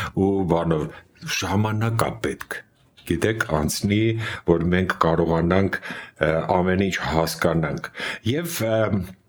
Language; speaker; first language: Armenian; native; Armenian